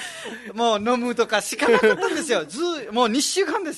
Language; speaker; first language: Japanese; non-native, fluent; Nepali